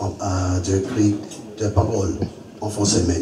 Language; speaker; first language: French; non-native, learner; English